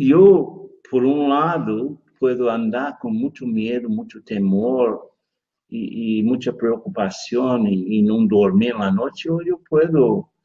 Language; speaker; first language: Spanish; non-native, fluent; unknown